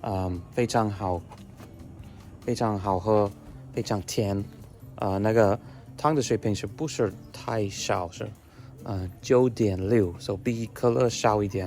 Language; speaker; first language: Chinese; non-native, learner; English